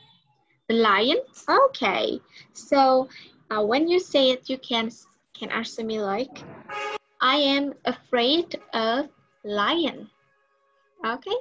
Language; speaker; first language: English; non-native, learner; Vietnamese